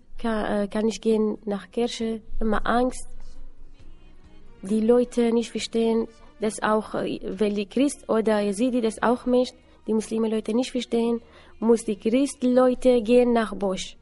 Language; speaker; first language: German; non-native, learner; Assyrian Neo-Aramaic